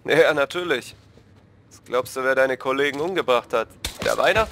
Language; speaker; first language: German; native; German